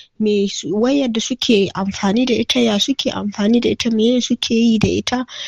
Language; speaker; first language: Hausa; native; Hausa